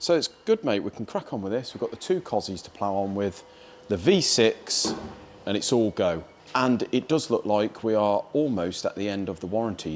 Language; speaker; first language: English; native; English